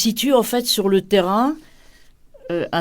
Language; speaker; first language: French; native; French